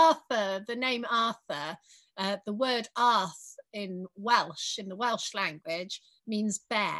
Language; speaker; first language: English; native; English